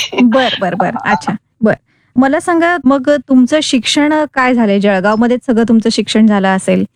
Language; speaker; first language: Marathi; native; Marathi